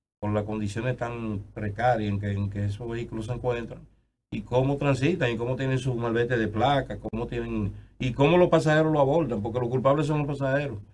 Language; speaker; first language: Spanish; native; Spanish